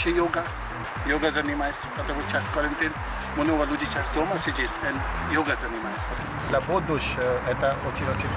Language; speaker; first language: Russian; non-native, learner; Hindi